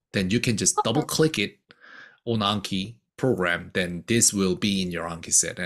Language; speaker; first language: English; non-native, fluent; Korean